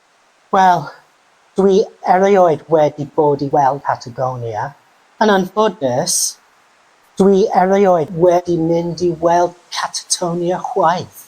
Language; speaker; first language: Welsh; non-native, learner; English